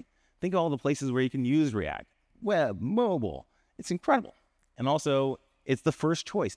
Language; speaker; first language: English; native; English